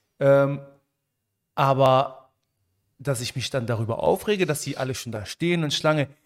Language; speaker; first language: German; early bilingual, other home language; Arabic